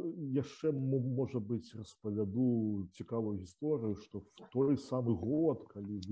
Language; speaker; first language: Polish; non-native, learner; Belarusian